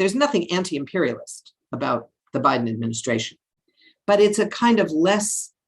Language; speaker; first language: English; native; English